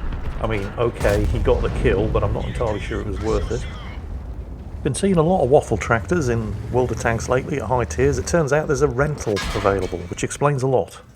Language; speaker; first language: English; native; English